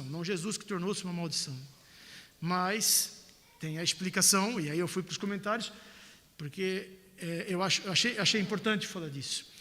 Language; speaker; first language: Portuguese; native; Portuguese